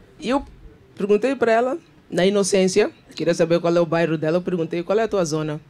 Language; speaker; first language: Portuguese; native; Portuguese